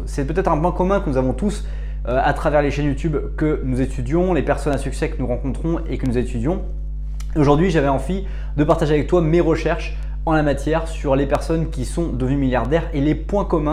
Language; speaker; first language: French; native; French